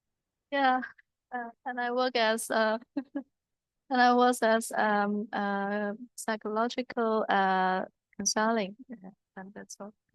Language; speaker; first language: English; non-native, learner; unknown